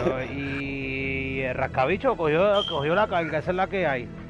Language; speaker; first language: Spanish; native; Spanish